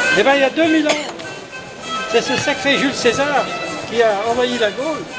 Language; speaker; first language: French; native; French